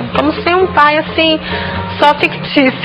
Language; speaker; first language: Portuguese; native; Portuguese